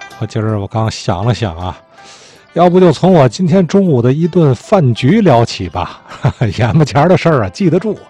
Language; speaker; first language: Chinese; native; Chinese